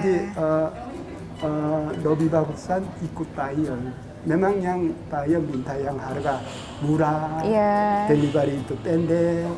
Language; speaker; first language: Indonesian; non-native, learner; Korean